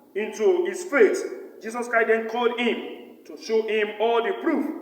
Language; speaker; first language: English; non-native, local second language; Yoruba